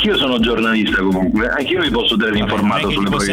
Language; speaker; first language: Italian; native; Italian